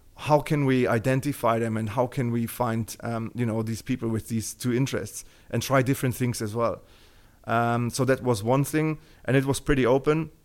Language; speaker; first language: English; non-native, fluent; German